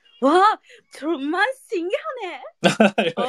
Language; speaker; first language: Korean; non-native, learner; Japanese